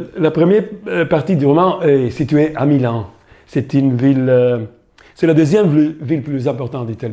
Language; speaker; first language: French; non-native, fluent; Italian